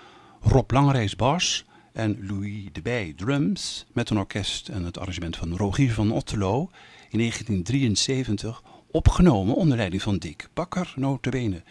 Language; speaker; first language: Dutch; native; Dutch